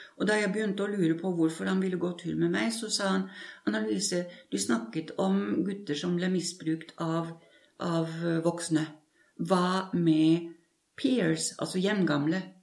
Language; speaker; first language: Norwegian; non-native, fluent; German